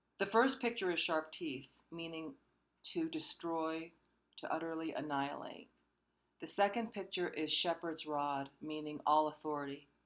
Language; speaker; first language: English; early bilingual, other home language; Korean